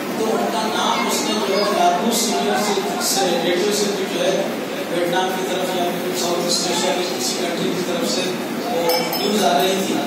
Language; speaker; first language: Urdu; native; Urdu